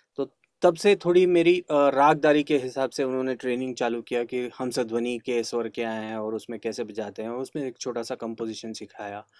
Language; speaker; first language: Hindi; non-native, local second language; Kannada